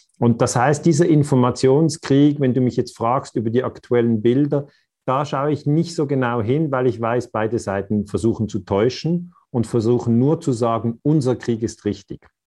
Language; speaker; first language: German; native; German